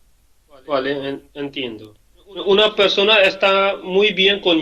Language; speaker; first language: Spanish; non-native, learner; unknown